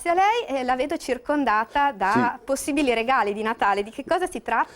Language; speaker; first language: Italian; native; Italian